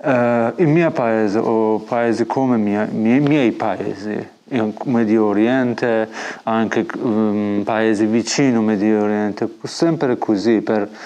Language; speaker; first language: Italian; non-native, learner; Persian